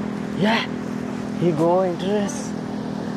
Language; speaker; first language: English; non-native, learner; Urdu